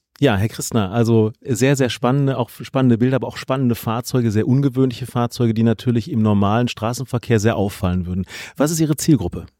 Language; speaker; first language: German; native; German